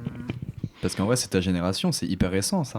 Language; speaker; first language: French; native; French